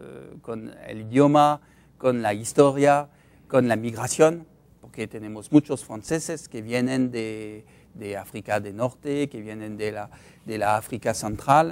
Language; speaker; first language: Spanish; non-native, fluent; French